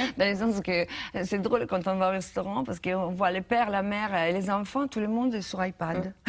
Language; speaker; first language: French; non-native, fluent; Italian